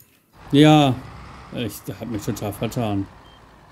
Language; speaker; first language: German; native; German